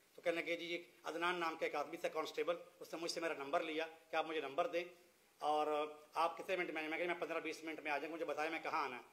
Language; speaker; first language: Urdu; non-native, local second language; Punjabi